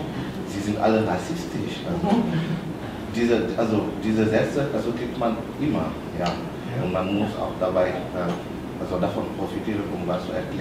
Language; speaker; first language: German; non-native, fluent; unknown